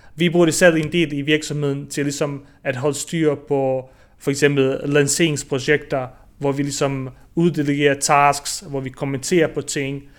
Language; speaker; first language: Danish; early bilingual, other home language; Bosnian